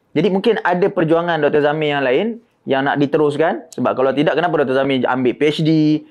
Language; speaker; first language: Malay; native; Malay